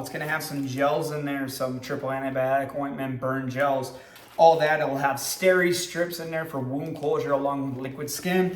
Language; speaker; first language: English; native; English